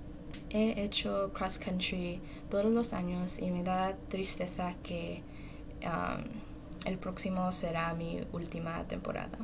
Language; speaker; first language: Spanish; early bilingual, heritage; Spanish